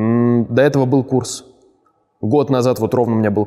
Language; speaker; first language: Russian; native; Russian